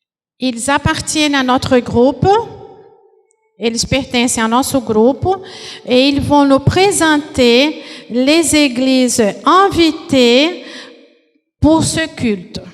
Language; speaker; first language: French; non-native, fluent; Portuguese